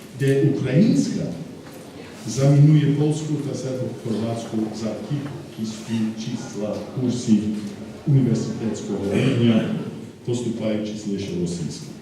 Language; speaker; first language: Ukrainian; non-native, fluent; English